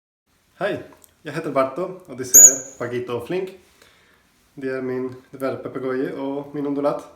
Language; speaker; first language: Norwegian; non-native, learner; Spanish